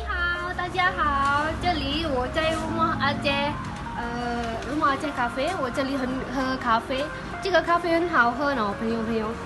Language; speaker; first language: Chinese; non-native, learner; Indonesian